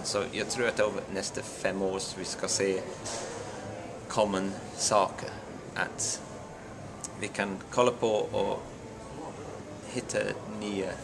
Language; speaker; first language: Swedish; non-native, learner; English